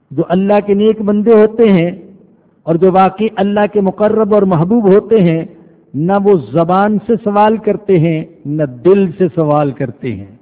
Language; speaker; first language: Urdu; non-native, local second language; Punjabi